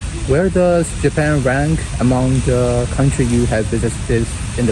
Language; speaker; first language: English; non-native, learner; Japanese